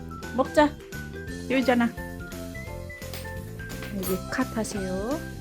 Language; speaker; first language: Korean; non-native, learner; Cebuano